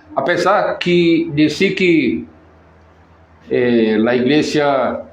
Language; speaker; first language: Spanish; non-native, fluent; Portuguese